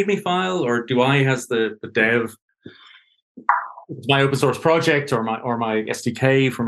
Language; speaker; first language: English; native; English